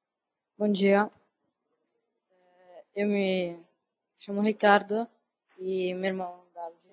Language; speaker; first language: Portuguese; early bilingual, other home language; Italian